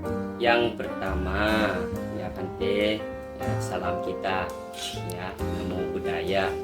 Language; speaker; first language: Indonesian; non-native, learner; Thai